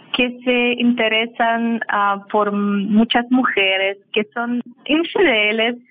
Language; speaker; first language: Spanish; non-native, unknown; Russian